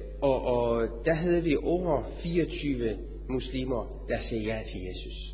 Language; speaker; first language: Danish; non-native, fluent; Persian